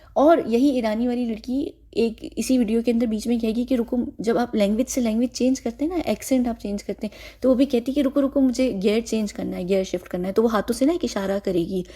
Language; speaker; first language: Hindi; native; Hindi